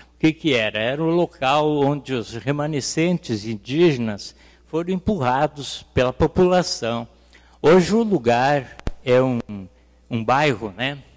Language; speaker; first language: Portuguese; native; Portuguese